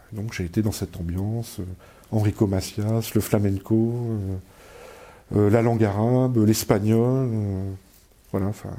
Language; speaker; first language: French; native; French